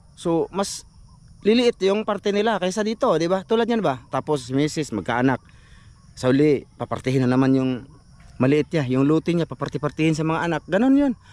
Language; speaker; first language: Filipino; non-native, local second language; Cebuano